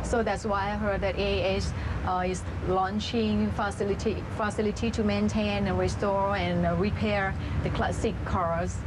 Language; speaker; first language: English; non-native, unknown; Thai